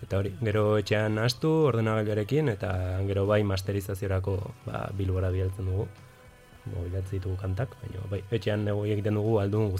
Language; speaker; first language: Basque; non-native, local second language; Spanish